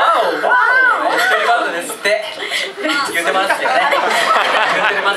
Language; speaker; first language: Japanese; native; Japanese